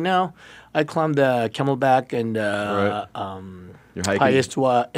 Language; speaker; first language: English; non-native, learner; Japanese